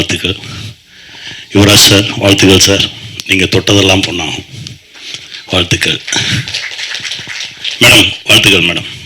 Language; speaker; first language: Tamil; native; Tamil